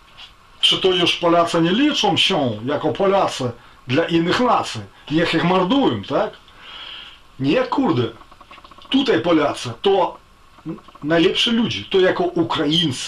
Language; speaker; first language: Polish; non-native, fluent; Ukrainian